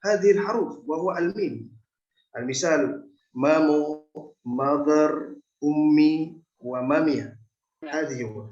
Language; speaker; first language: Arabic; non-native, fluent; Indonesian